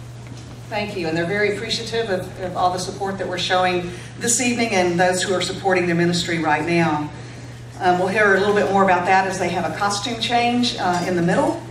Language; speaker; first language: English; native; English